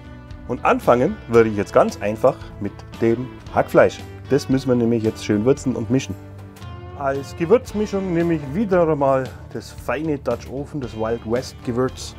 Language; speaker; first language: German; native; German